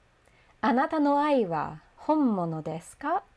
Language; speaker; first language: Japanese; non-native, fluent; English